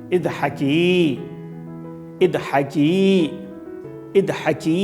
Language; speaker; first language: Arabic; non-native, fluent; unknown